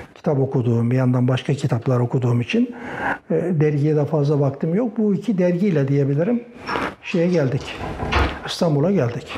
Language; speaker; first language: Turkish; native; Turkish